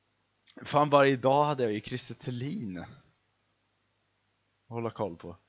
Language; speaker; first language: Swedish; native; Swedish